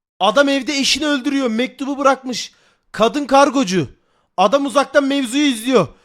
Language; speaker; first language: Turkish; native; Turkish